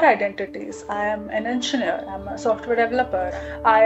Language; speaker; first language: English; non-native, local second language; Gujarati